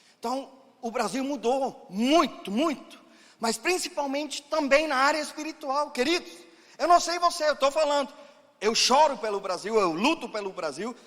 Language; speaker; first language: Portuguese; non-native, fluent; German